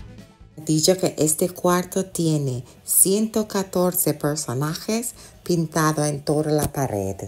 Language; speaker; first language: Spanish; non-native, fluent; English